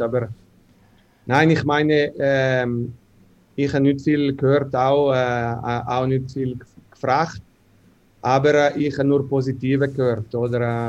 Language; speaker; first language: German; non-native, local second language; Italian